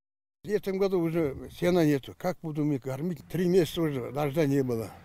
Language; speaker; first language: Russian; non-native, local second language; Kazakh